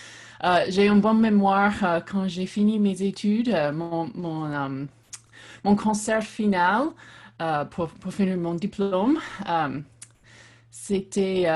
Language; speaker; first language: French; non-native, learner; English